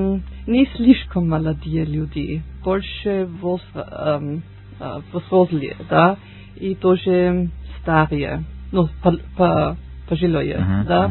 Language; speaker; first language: Russian; non-native, learner; German